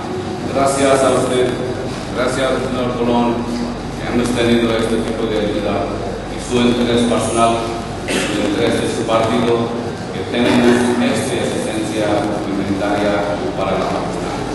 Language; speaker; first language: Spanish; non-native, fluent; Urdu